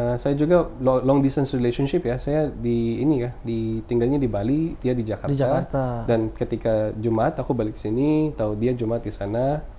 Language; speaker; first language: Indonesian; non-native, fluent; Filipino